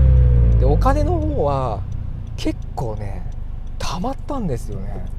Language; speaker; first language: Japanese; native; Japanese